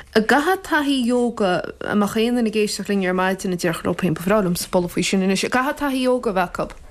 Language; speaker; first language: Irish; native; Irish